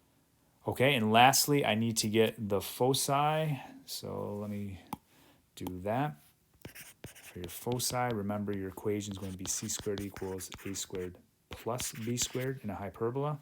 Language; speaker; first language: English; native; English